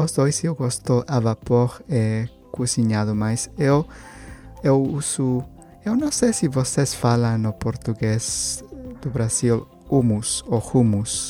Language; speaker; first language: Portuguese; non-native, learner; Spanish